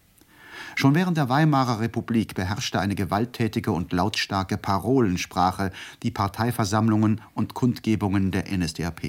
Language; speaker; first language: German; native; German